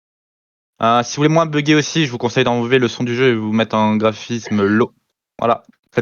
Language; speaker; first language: French; native; French